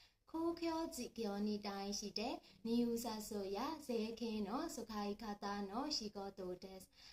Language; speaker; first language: Japanese; non-native, learner; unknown